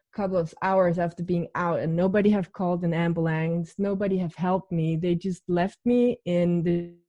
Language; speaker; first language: English; non-native, fluent; Danish